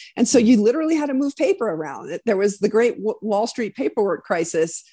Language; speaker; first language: English; native; English